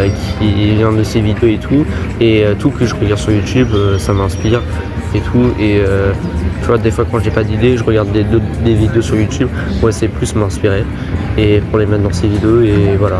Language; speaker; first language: French; early bilingual, other home language; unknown